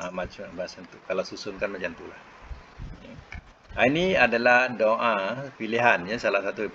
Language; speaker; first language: Malay; native; Malay